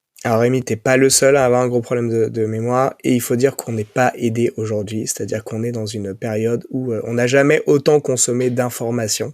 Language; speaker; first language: French; native; French